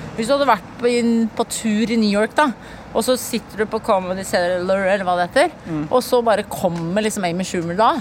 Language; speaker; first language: Norwegian; native; Norwegian